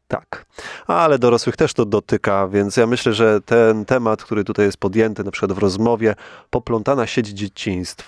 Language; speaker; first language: Polish; native; Polish